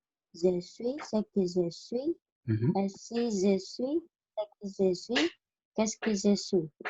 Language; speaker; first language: French; non-native, learner; Indonesian